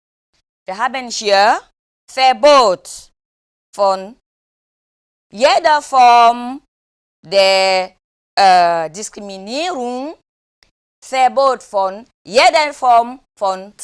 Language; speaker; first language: German; non-native, learner; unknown